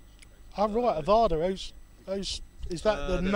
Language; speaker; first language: English; native; English